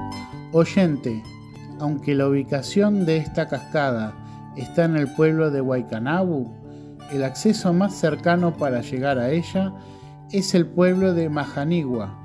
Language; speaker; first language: Spanish; non-native, fluent; Indonesian